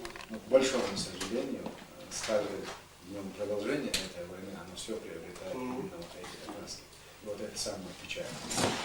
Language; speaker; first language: Russian; non-native, local second language; Chechen